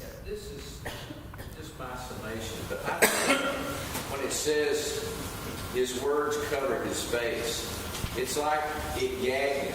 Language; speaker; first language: English; native; English